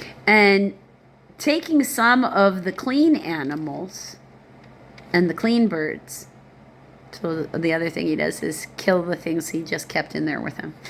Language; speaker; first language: English; native; English